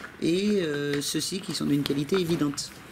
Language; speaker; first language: French; native; French